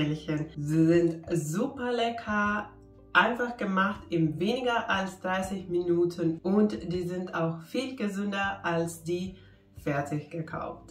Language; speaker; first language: German; non-native, fluent; Finnish